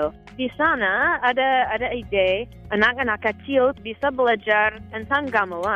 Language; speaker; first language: Indonesian; non-native, fluent; English